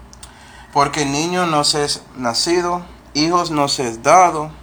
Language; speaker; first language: Spanish; non-native, fluent; English